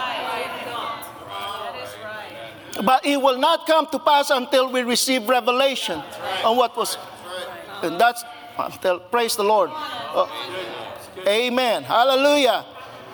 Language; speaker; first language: English; non-native, local second language; Filipino